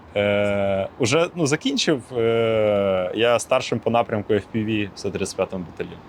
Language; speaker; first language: Ukrainian; non-native, local second language; Russian